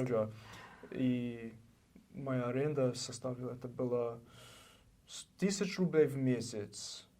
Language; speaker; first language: Russian; non-native, learner; English